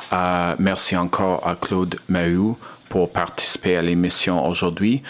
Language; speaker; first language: French; non-native, learner; English